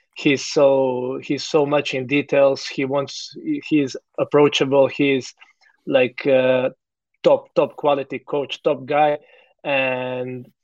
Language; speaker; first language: English; non-native, fluent; Croatian